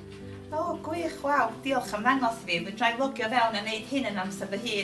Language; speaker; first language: Welsh; native; Welsh